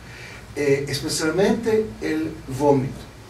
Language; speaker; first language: Spanish; non-native, learner; Hebrew